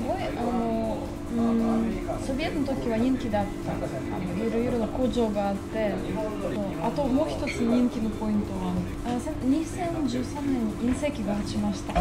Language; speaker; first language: Japanese; non-native, fluent; Russian